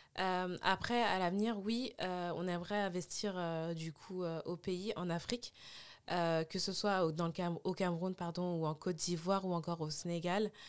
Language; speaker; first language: French; native; French